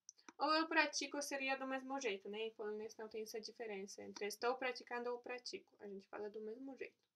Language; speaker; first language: Portuguese; non-native, fluent; Polish